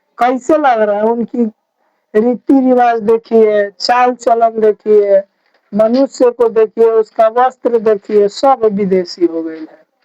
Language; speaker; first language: Hindi; native; Hindi